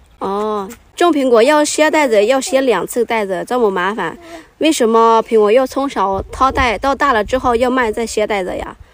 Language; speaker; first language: Chinese; non-native, fluent; Lao